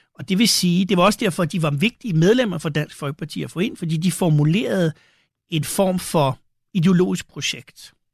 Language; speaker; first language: Danish; native; Danish